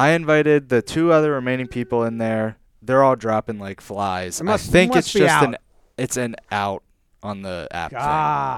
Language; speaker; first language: English; native; English